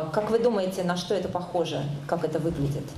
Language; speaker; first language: Russian; native; Russian